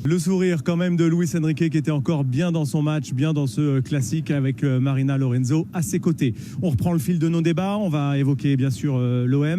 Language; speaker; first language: French; native; French